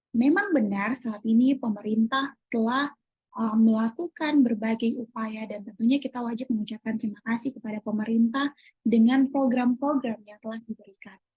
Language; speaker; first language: Indonesian; native; Indonesian